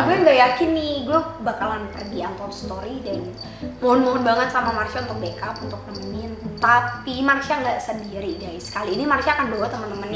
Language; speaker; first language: Indonesian; native; Indonesian